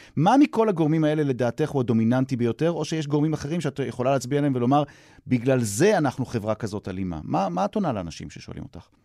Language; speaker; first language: Hebrew; native; Hebrew